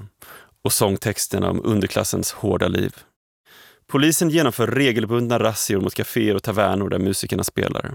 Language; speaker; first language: Swedish; native; Swedish